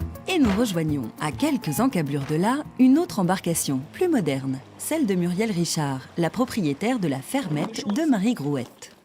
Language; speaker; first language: French; native; French